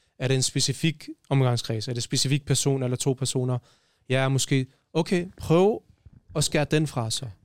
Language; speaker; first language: Danish; early bilingual, other home language; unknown